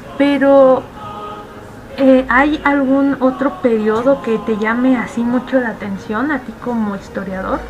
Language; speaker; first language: Spanish; native; Spanish